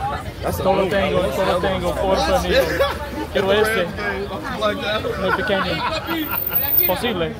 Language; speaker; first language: Spanish; non-native, learner; English